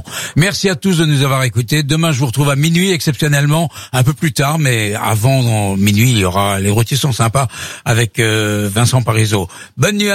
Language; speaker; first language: French; native; French